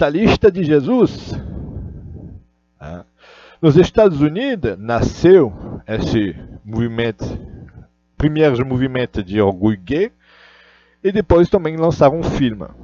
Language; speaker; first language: Portuguese; non-native, learner; Russian